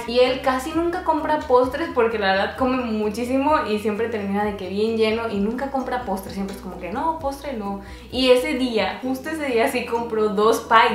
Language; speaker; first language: Spanish; native; Spanish